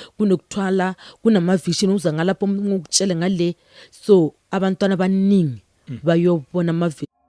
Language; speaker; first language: Zulu; non-native, local second language; Venda